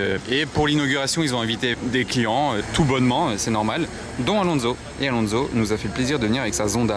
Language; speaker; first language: French; native; French